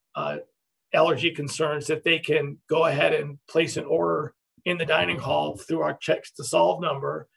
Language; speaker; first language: English; native; English